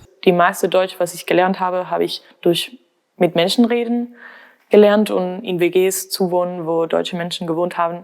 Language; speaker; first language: German; non-native, fluent; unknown